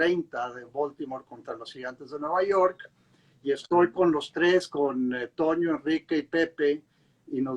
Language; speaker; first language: Spanish; native; Spanish